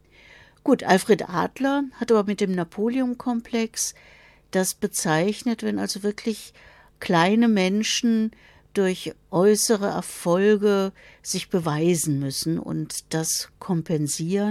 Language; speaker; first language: German; native; German